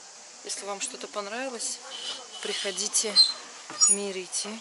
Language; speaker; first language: Russian; native; Russian